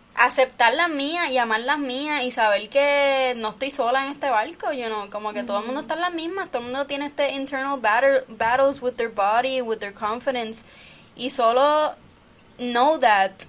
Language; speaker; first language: Spanish; early bilingual, heritage; Spanish